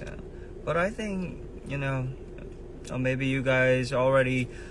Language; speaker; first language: English; non-native, learner; Korean